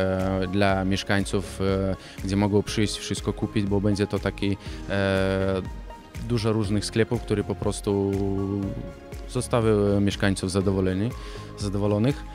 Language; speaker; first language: Polish; non-native, fluent; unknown